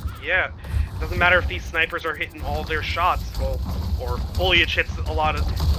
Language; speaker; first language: English; native; English